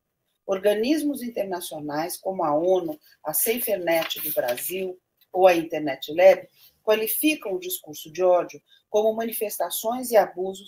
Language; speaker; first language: Portuguese; native; Portuguese